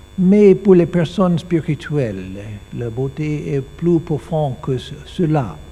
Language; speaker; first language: French; non-native, learner; English